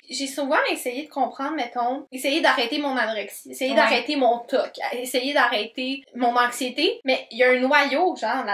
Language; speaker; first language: French; native; French